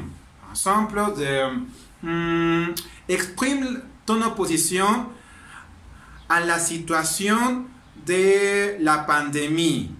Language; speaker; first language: French; non-native, learner; Spanish